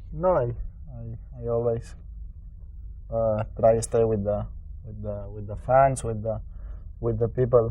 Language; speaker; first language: English; non-native, learner; Spanish